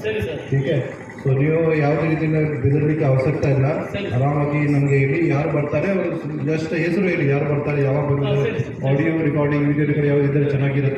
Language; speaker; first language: Kannada; non-native, learner; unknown